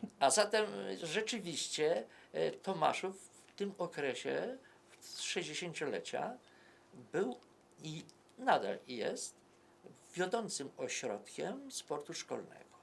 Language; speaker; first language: Polish; native; Polish